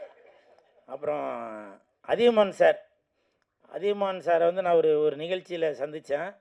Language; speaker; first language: Tamil; native; Tamil